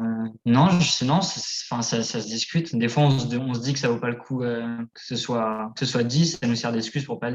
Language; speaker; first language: French; native; French